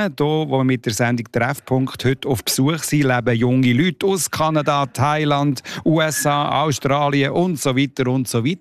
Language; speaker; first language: German; native; German